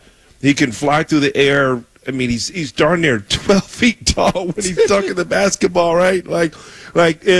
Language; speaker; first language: English; native; English